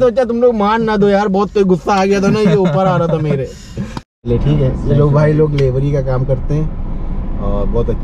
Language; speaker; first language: Hindi; native; Hindi